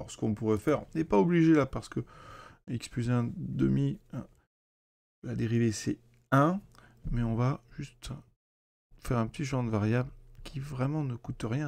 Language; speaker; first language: French; native; French